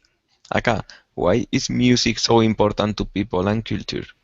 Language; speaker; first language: English; non-native, learner; Spanish